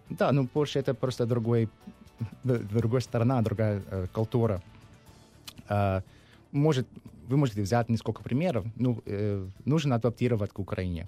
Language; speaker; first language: Russian; non-native, learner; English